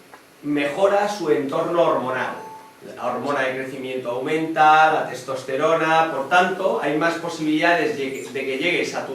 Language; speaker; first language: Spanish; native; Spanish